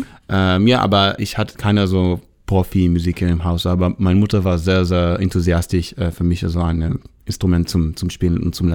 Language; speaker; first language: German; non-native, fluent; Hebrew